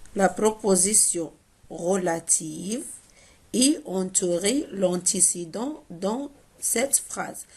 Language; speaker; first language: French; non-native, local second language; Arabic